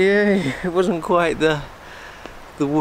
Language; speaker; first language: English; native; English